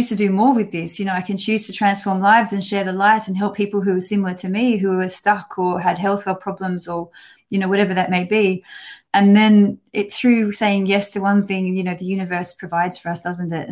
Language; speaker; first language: English; native; English